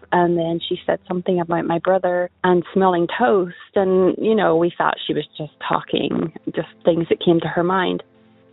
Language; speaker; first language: English; native; English